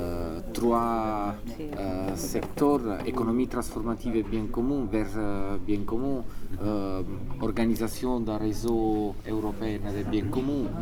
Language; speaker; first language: French; non-native, learner; Italian